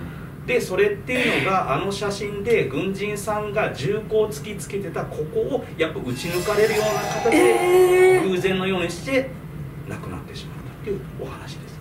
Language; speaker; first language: Japanese; native; Japanese